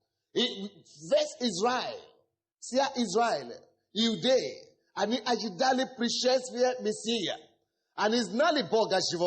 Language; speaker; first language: Russian; non-native, fluent; Yoruba